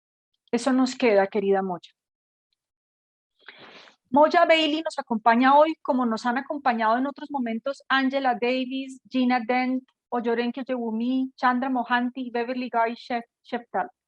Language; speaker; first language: Spanish; native; Spanish